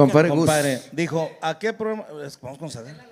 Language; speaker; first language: Spanish; native; Spanish